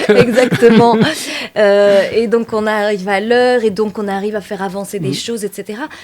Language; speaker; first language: French; non-native, local second language; Arabic